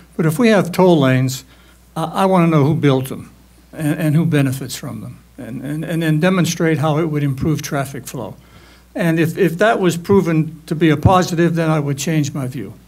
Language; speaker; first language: English; native; English